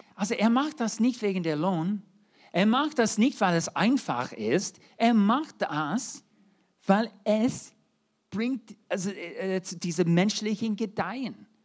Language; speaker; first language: German; non-native, fluent; English